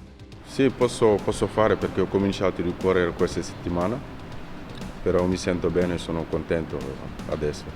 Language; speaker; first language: Italian; non-native, fluent; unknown